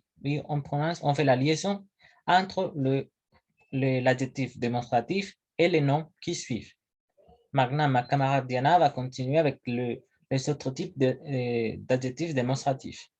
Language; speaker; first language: French; non-native, learner; Spanish